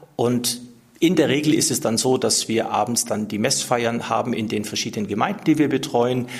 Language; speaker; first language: German; native; German